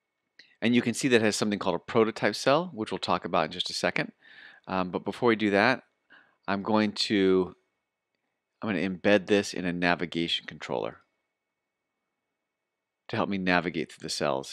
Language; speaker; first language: English; native; English